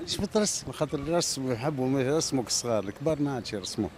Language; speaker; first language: Arabic; native; Arabic